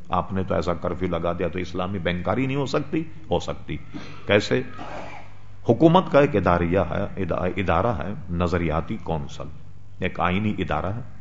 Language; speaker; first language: Urdu; native; Urdu